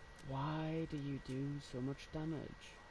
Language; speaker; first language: English; native; English